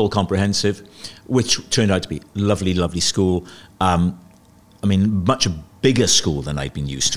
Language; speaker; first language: English; native; English